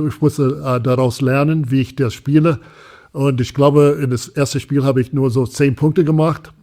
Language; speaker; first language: German; non-native, fluent; English